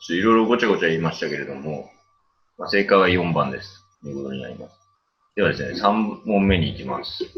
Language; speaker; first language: Japanese; native; Japanese